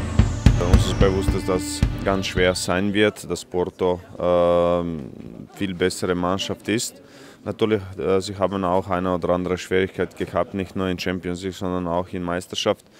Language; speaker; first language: German; non-native, fluent; Croatian